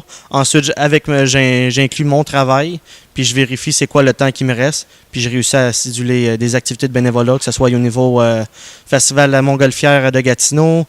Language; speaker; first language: French; native; French